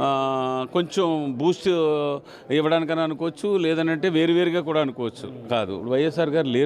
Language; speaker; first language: Telugu; native; Telugu